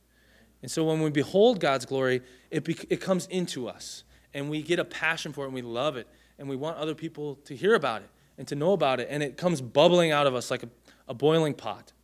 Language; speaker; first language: English; native; English